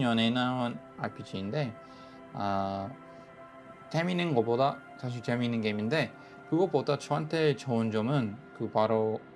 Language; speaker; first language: Korean; non-native, fluent; English